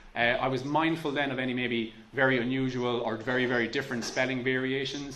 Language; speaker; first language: English; native; English